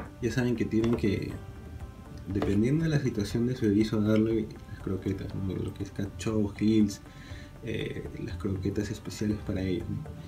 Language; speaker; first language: Spanish; native; Spanish